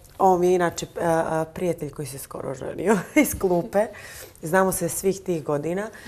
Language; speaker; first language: Croatian; native; Croatian